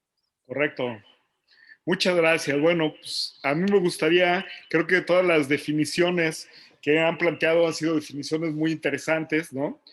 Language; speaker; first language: Spanish; native; Spanish